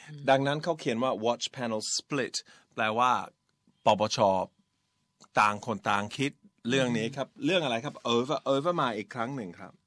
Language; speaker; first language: Thai; non-native, fluent; English